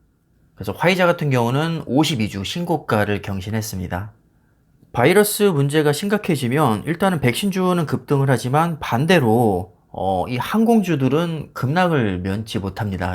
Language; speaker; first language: Korean; native; Korean